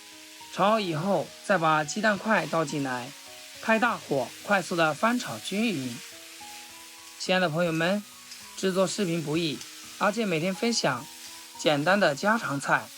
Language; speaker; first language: Chinese; native; Chinese